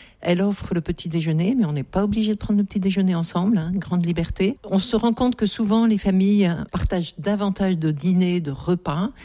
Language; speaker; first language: French; native; French